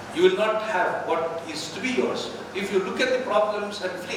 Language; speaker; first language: English; non-native, local second language; Telugu